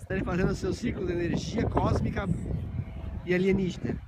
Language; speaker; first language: Portuguese; native; Portuguese